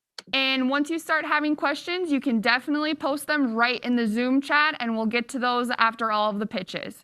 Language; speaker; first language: English; native; English